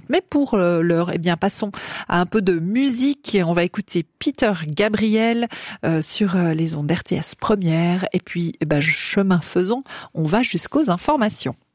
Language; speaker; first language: French; native; French